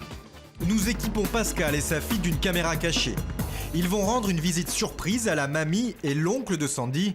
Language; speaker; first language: French; native; French